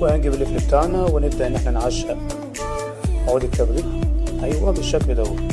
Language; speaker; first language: Arabic; native; Arabic